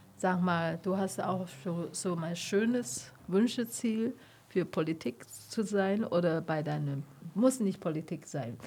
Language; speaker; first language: German; non-native, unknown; Chinese